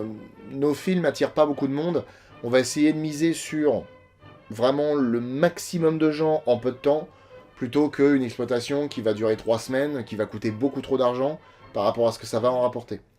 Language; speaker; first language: French; native; French